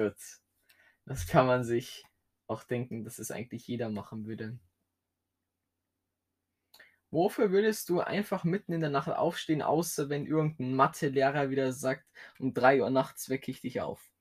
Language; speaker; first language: German; native; German